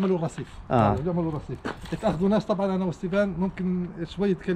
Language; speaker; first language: Arabic; native; Arabic